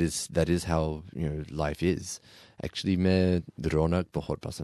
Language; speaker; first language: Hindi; non-native, learner; English